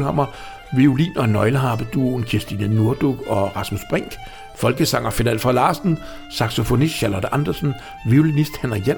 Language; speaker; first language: Danish; native; Danish